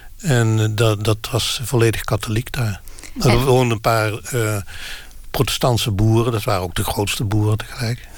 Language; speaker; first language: Dutch; native; Dutch